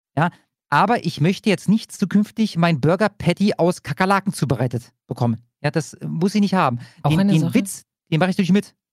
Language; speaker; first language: German; native; German